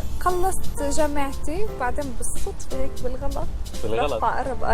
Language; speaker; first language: Arabic; native; Arabic